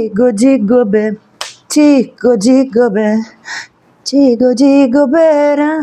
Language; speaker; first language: Greek; native; Greek